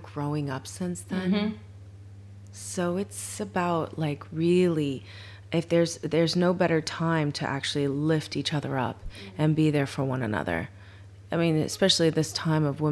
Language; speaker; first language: English; native; English